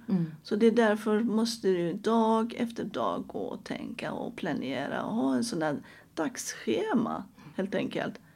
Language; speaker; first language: Swedish; non-native, fluent; Persian